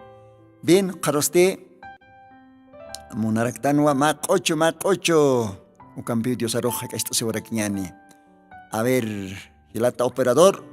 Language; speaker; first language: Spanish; non-native, local second language; Aymara